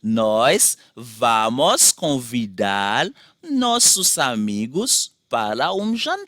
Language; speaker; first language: Portuguese; non-native, fluent; Haitian Creole